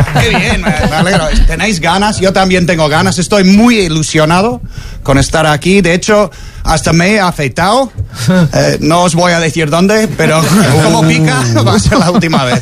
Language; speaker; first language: Spanish; non-native, fluent; English